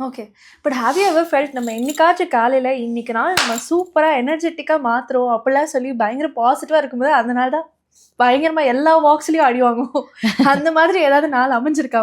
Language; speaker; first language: Tamil; native; Tamil